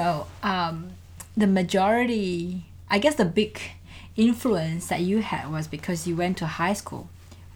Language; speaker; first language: English; non-native, fluent; Indonesian